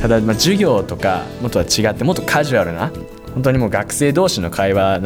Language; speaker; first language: Japanese; native; Japanese